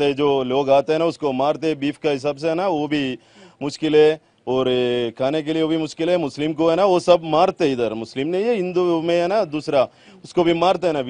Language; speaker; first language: Hindi; non-native, local second language; Malayalam